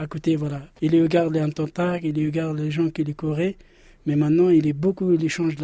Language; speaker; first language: French; non-native, learner; Persian